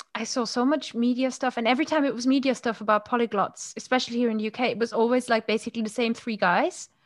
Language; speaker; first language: English; non-native, fluent; German